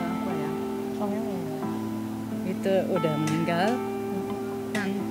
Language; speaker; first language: Indonesian; non-native, fluent; English